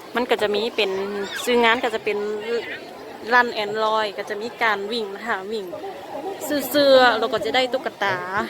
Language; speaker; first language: Thai; native; Thai